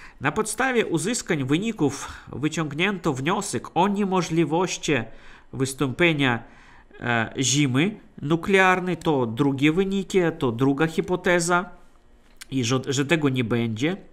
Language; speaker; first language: Polish; non-native, fluent; Russian